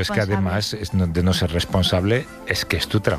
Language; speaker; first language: Spanish; native; Spanish